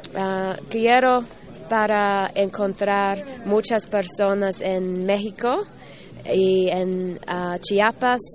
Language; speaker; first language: Spanish; non-native, learner; English